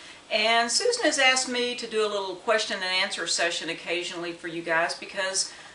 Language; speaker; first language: English; native; English